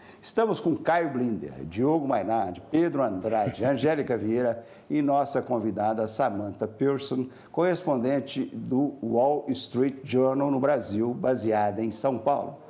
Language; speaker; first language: Portuguese; native; Portuguese